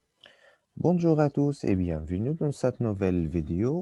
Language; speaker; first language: French; non-native, fluent; Arabic